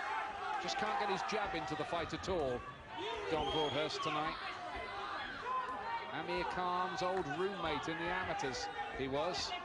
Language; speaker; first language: English; native; English